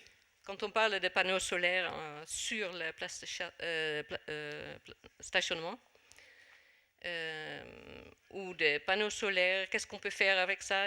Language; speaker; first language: French; non-native, fluent; Dutch